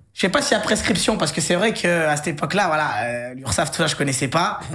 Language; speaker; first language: French; native; French